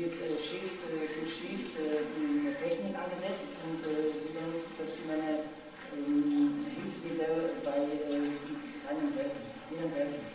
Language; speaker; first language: German; non-native, learner; Czech